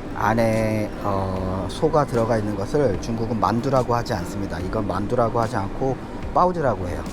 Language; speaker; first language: Korean; native; Korean